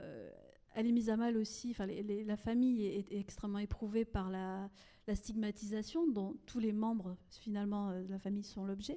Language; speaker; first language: French; native; French